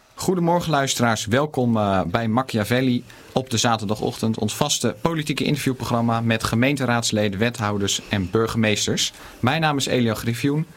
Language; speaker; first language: Dutch; native; Dutch